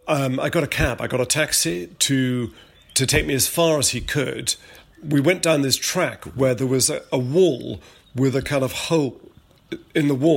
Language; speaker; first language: English; native; English